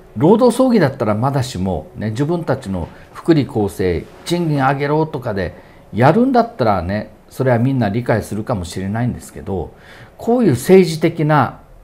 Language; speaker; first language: Japanese; native; Japanese